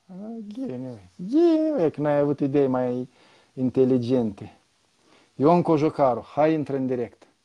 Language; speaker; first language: Romanian; native; Romanian